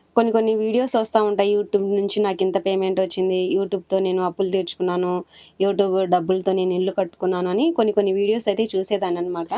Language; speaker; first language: Telugu; non-native, local second language; Lambadi